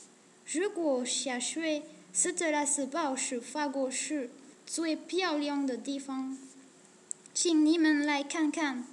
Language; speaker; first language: Chinese; non-native, learner; French